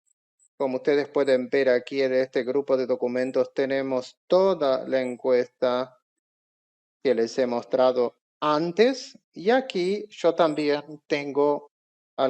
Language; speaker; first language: Spanish; non-native, fluent; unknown